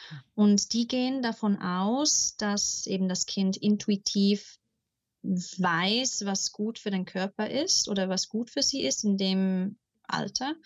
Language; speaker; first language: German; early bilingual, heritage; German